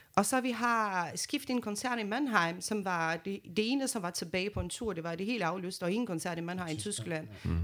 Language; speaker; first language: Danish; non-native, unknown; Portuguese